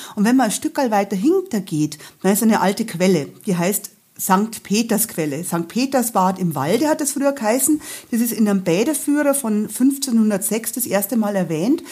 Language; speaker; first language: German; native; German